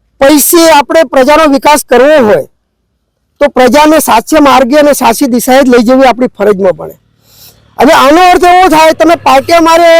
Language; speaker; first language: Gujarati; native; Gujarati